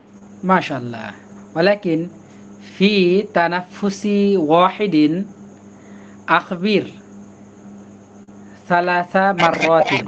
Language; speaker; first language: Arabic; non-native, fluent; Bangla